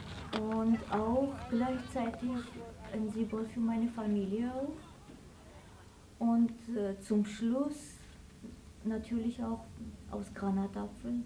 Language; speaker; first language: German; non-native, fluent; Armenian